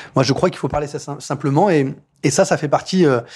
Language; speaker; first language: French; native; French